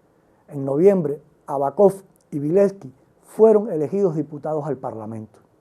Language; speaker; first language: Spanish; native; Spanish